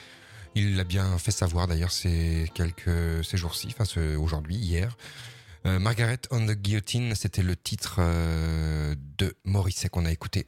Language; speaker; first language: French; native; French